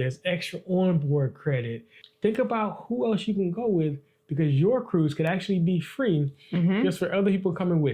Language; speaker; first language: English; native; English